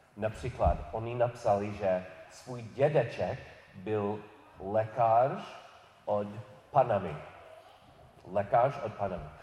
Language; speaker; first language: Czech; non-native, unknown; English